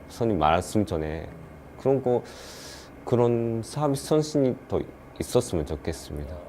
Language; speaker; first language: Korean; non-native, learner; Japanese